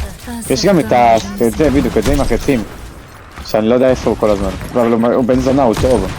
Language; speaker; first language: Hebrew; native; Hebrew